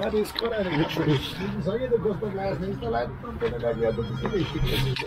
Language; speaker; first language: German; native; German